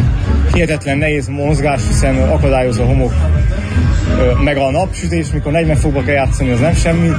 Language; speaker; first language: Hungarian; native; Hungarian